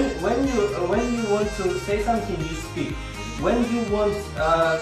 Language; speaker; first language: English; non-native, learner; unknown